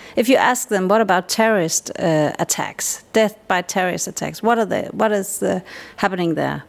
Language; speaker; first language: English; non-native, fluent; Danish